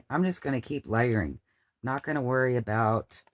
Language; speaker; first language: English; native; English